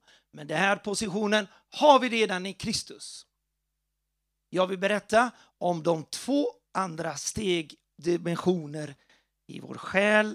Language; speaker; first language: Swedish; non-native, fluent; Portuguese